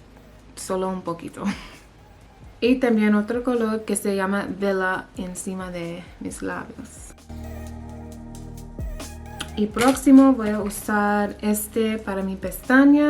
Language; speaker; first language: Spanish; early bilingual, heritage; English